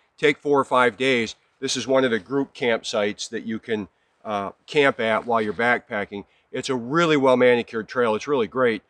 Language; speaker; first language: English; native; English